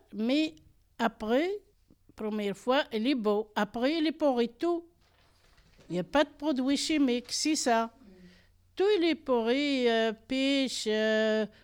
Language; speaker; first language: French; non-native, learner; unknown